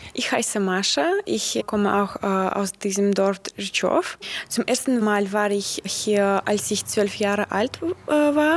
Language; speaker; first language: German; non-native, learner; Russian